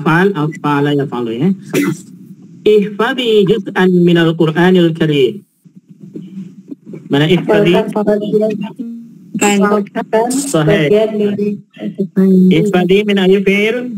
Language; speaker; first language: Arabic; non-native, fluent; Indonesian